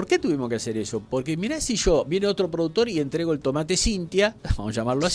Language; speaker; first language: Spanish; native; Spanish